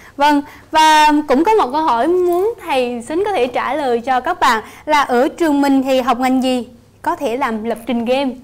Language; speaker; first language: Vietnamese; native; Vietnamese